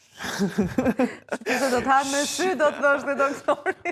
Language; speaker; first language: Albanian; native; Albanian